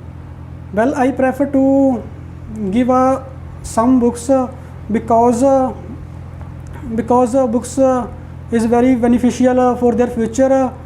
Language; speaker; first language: English; non-native, learner; Punjabi